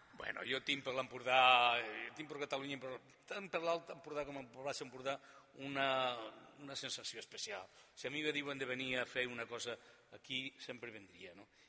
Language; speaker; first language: Catalan; non-native, learner; Spanish